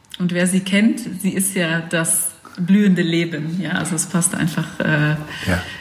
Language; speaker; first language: German; early bilingual, other home language; Dutch